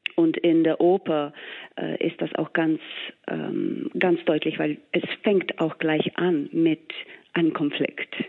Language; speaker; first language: German; non-native, fluent; English